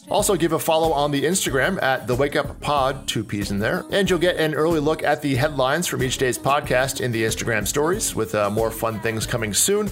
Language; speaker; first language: English; native; English